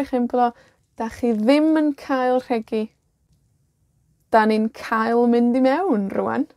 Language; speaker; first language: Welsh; non-native, fluent; Spanish